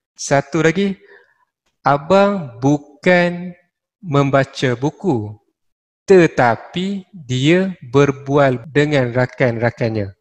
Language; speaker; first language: Malay; native; Malay